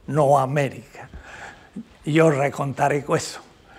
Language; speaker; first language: Italian; non-native, learner; Spanish